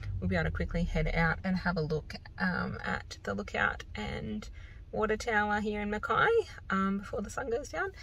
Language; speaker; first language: English; native; English